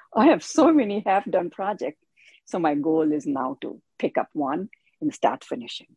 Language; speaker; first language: English; non-native, local second language; Hindi